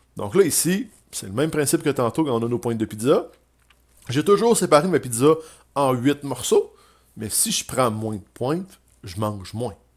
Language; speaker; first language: French; native; French